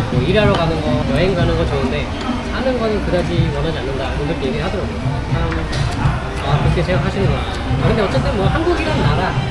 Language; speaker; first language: Korean; native; Korean